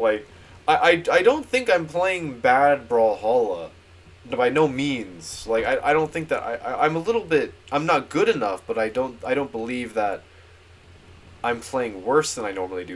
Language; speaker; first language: English; native; English